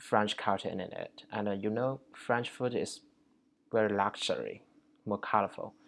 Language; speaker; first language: English; non-native, learner; Chinese